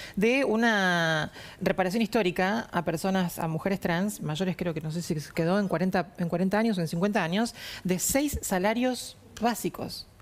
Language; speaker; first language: Spanish; native; Spanish